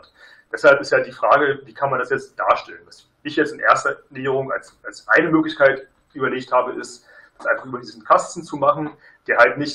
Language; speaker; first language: German; native; German